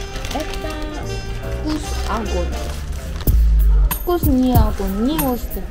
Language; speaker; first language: Russian; non-native, learner; Korean